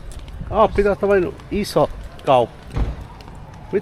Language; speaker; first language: Finnish; non-native, learner; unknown